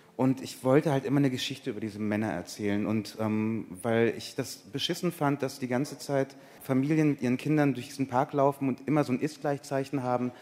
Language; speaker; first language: German; early bilingual, other home language; Persian